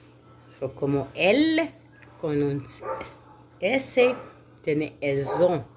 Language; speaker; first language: Spanish; non-native, learner; French